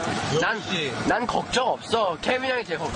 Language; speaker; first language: Korean; native; Korean